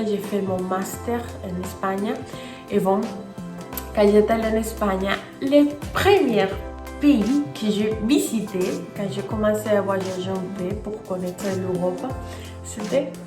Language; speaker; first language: French; non-native, fluent; Spanish